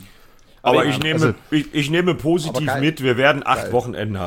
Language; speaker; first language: German; native; German